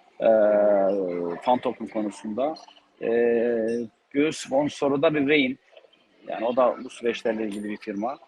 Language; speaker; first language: Turkish; native; Turkish